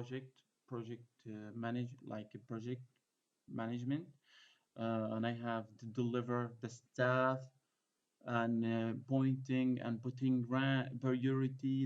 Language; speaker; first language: English; non-native, fluent; Arabic